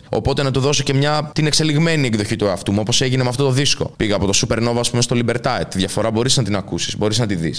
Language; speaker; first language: Greek; native; Greek